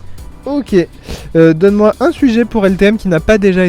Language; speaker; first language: French; native; French